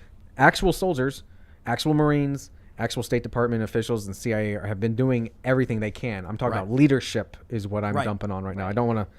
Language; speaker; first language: English; native; English